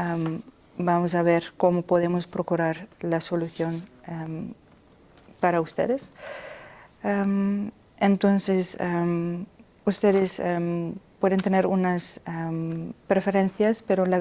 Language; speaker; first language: Spanish; non-native, fluent; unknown